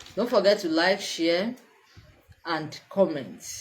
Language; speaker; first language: English; non-native, local second language; Yoruba